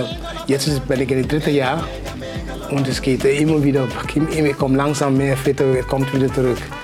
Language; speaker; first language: German; non-native, fluent; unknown